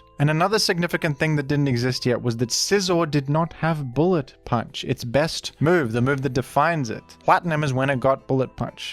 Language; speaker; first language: English; native; English